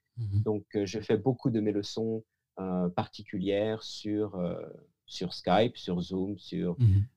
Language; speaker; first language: French; native; French